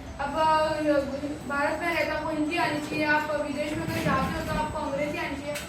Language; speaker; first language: Hindi; non-native, local second language; Gujarati